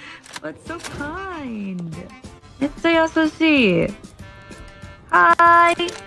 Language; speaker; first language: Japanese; non-native, learner; English